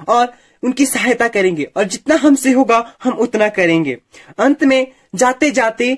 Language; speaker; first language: Hindi; native; Hindi